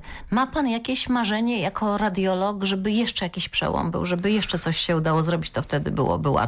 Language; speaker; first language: Polish; native; Polish